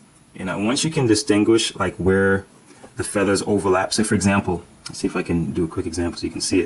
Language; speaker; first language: English; native; English